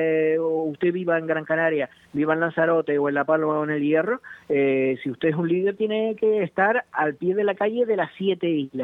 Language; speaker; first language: Spanish; native; Spanish